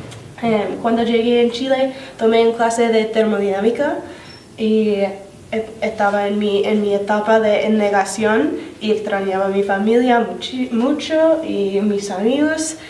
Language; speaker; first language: Spanish; non-native, fluent; English